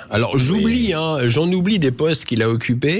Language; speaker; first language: French; native; French